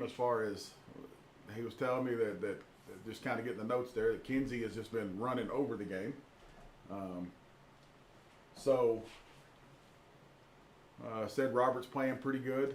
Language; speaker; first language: English; native; English